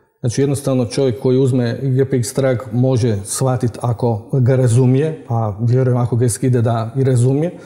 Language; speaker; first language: Croatian; native; Croatian